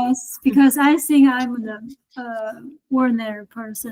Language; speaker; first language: English; non-native, learner; Chinese